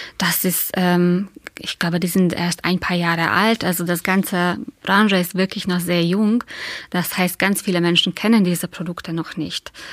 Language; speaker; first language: German; non-native, fluent; Hungarian